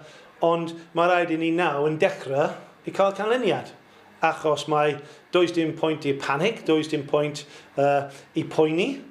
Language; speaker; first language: Welsh; non-native, local second language; English